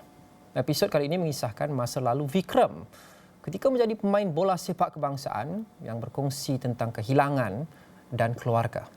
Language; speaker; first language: Malay; native; Malay